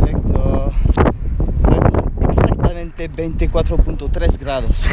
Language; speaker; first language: Spanish; non-native, fluent; French